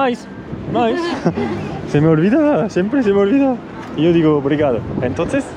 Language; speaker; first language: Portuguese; non-native, learner; Spanish